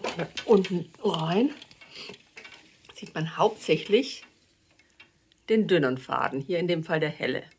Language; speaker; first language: German; native; German